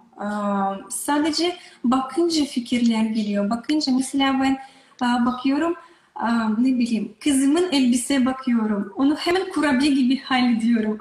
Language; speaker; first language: Turkish; non-native, learner; Russian